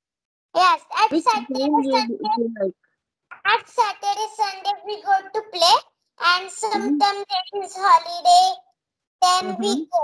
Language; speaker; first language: English; non-native, learner; Marathi